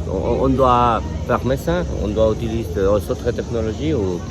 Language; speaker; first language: French; non-native, learner; Spanish